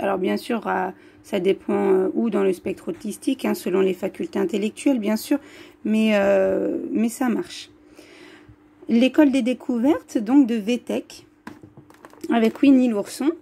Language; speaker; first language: French; native; French